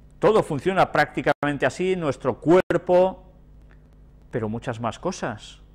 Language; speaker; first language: Spanish; native; Spanish